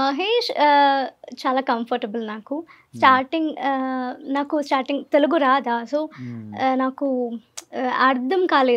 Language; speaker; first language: Telugu; non-native, learner; Malayalam